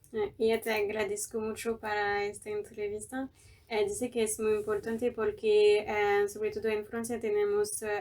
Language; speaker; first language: Spanish; non-native, fluent; French